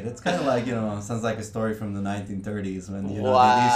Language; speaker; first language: English; non-native, fluent; Hungarian